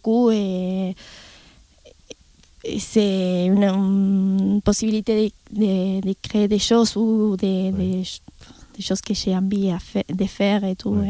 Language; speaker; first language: French; non-native, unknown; Spanish